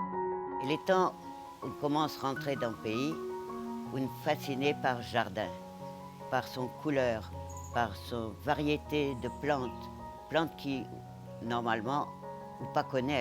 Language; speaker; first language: French; non-native, local second language; Morisyen